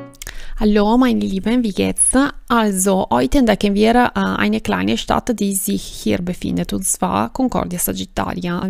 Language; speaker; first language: German; non-native, fluent; Italian